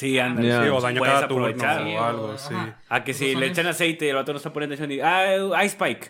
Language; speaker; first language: Spanish; native; Spanish